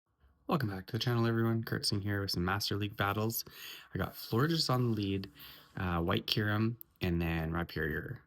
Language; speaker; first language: English; native; English